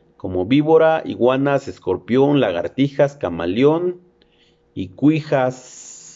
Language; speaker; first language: Spanish; native; Spanish